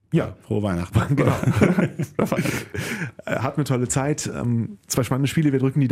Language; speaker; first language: German; native; German